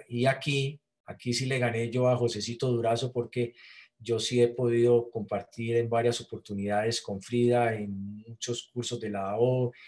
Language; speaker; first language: Spanish; native; Spanish